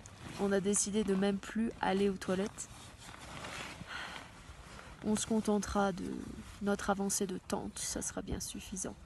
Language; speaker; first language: French; native; French